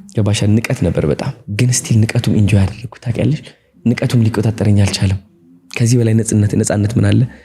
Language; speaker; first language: Amharic; non-native, local second language; Tigrinya